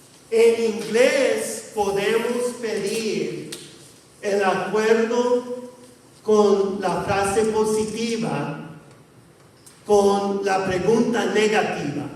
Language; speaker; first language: Spanish; non-native, fluent; English